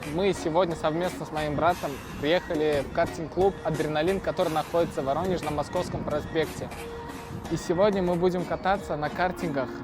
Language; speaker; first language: Russian; non-native, fluent; Turkmen